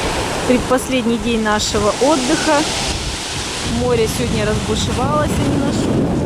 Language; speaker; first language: Russian; native; Russian